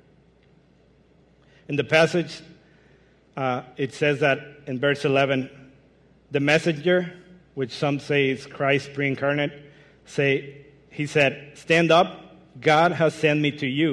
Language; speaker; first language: English; non-native, fluent; Spanish